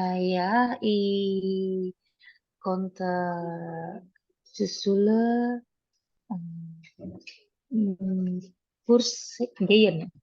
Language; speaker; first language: German; non-native, learner; Indonesian